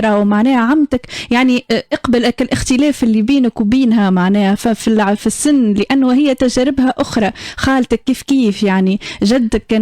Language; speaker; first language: Arabic; native; Arabic